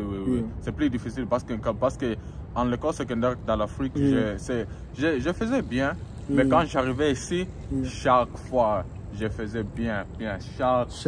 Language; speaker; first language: French; early bilingual, heritage; French